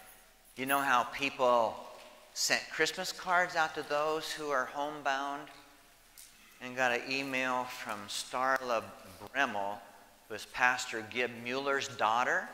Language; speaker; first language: English; native; English